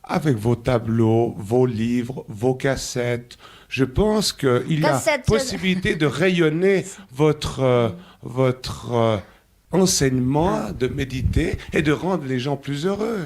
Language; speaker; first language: French; native; French